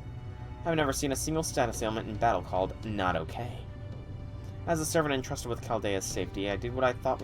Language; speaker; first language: English; native; English